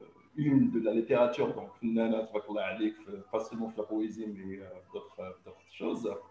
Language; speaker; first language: French; non-native, local second language; Arabic